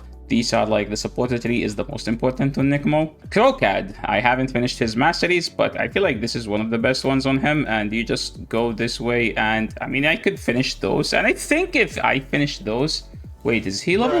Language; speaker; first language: English; non-native, fluent; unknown